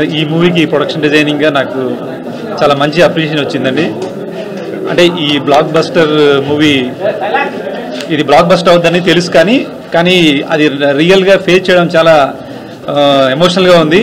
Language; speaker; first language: Telugu; native; Telugu